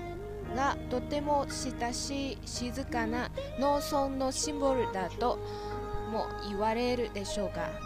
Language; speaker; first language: Japanese; non-native, learner; Vietnamese